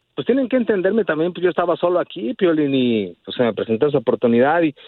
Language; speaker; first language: Spanish; native; Spanish